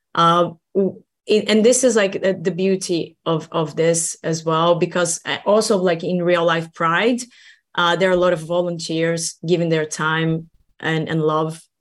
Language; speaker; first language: English; non-native, fluent; Portuguese